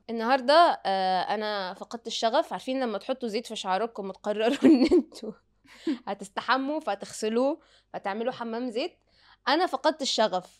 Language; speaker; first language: Egyptian Arabic; native; Egyptian Arabic